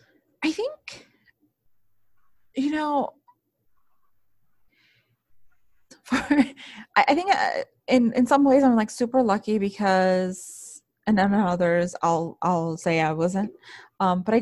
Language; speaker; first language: English; native; English